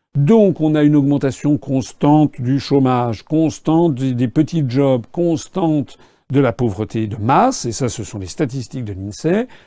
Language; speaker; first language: French; native; French